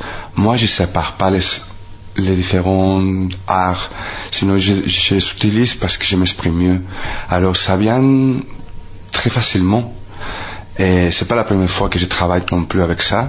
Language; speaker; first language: French; non-native, fluent; Spanish